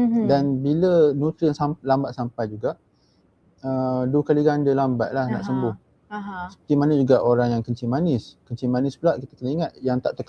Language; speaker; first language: Malay; native; Malay